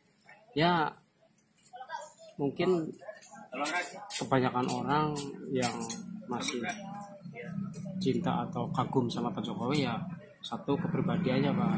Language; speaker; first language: Indonesian; non-native, local second language; Javanese